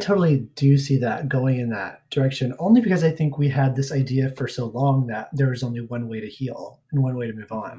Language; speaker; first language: English; native; English